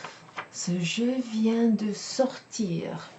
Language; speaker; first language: French; non-native, fluent; English